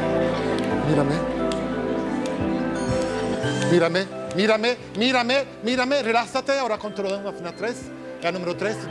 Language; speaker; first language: Spanish; non-native, learner; Italian